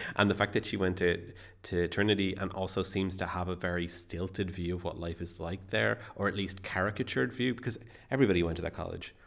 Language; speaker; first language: English; native; English